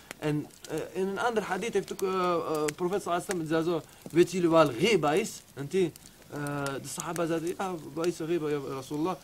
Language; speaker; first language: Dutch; early bilingual, other home language; Arabic